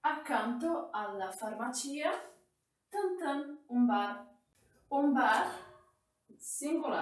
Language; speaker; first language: Italian; non-native, fluent; Portuguese